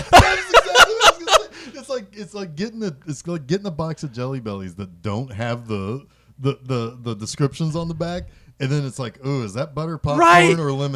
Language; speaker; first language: English; native; English